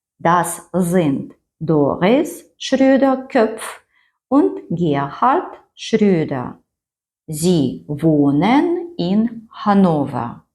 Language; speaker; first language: German; non-native, fluent; Ukrainian